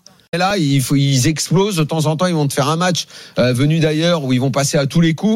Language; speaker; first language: French; native; French